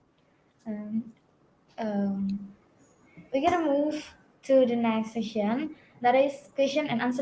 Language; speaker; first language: English; non-native, learner; Indonesian